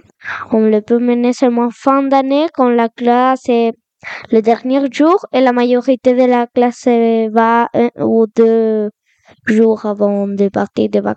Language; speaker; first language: French; non-native, learner; Spanish